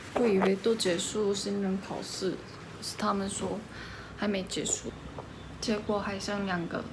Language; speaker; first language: Chinese; non-native, fluent; Korean